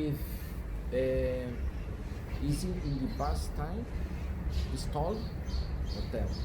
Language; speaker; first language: English; non-native, learner; Spanish